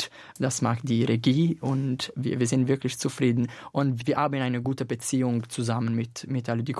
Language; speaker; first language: German; non-native, fluent; Italian